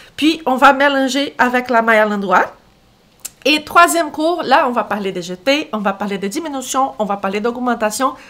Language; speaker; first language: French; non-native, fluent; Portuguese